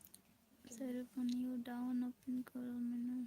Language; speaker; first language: Hindi; non-native, local second language; Bangla